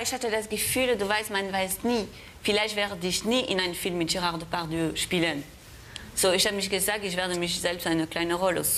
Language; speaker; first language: German; non-native, fluent; French